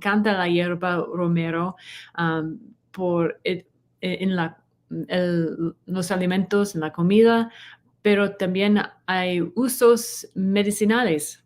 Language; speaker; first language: Spanish; non-native, fluent; English